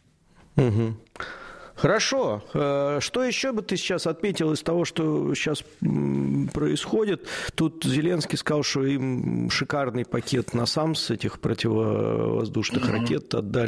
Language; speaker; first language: Russian; native; Russian